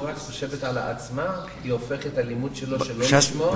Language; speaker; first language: Hebrew; non-native, fluent; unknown